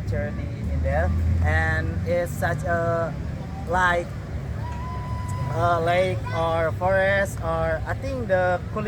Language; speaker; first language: English; non-native, learner; Indonesian